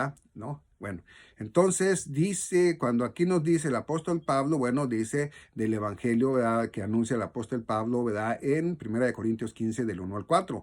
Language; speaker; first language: Spanish; native; Spanish